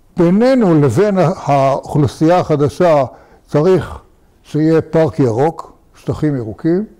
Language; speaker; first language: Hebrew; native; Hebrew